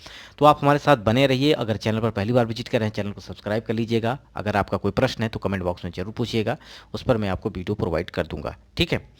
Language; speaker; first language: Hindi; native; Hindi